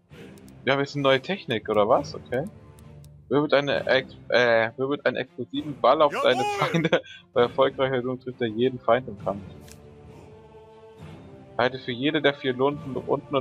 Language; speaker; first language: German; native; German